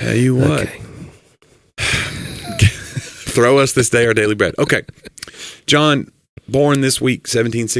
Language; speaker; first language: English; native; English